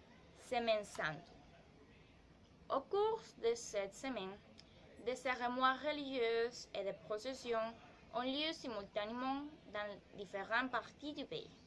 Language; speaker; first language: French; non-native, learner; Spanish